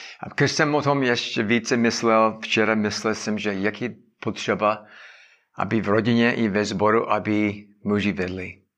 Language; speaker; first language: Czech; non-native, learner; English